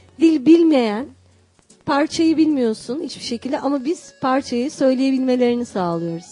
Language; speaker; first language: Turkish; non-native, local second language; Kurdish